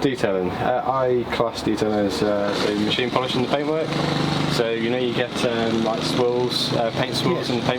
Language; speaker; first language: English; native; English